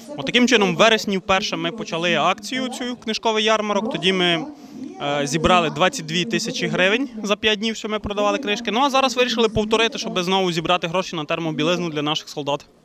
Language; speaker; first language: Ukrainian; native; Ukrainian